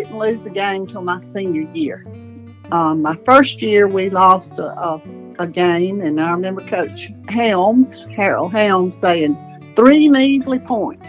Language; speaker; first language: English; native; English